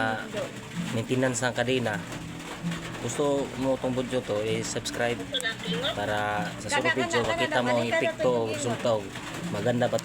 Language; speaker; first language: Filipino; non-native, local second language; Cebuano